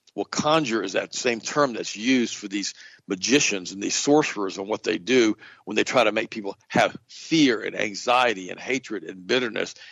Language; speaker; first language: English; native; English